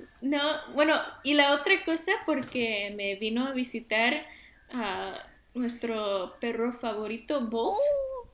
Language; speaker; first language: Spanish; early bilingual, heritage; Spanish